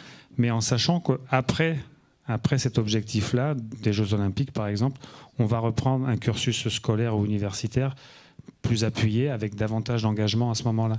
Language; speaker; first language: French; native; French